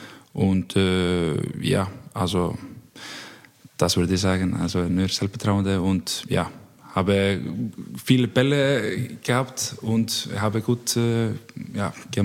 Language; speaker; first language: German; non-native, learner; Icelandic